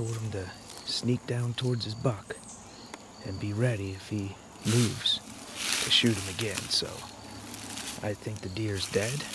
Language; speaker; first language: English; native; English